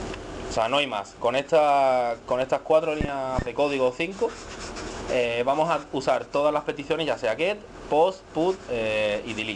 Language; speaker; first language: Spanish; native; Spanish